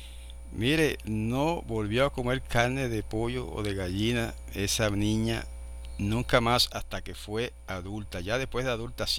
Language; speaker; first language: Spanish; native; Spanish